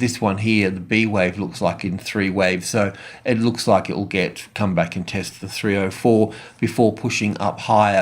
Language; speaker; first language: English; native; English